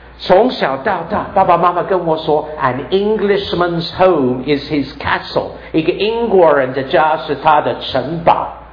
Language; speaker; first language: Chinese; non-native, fluent; English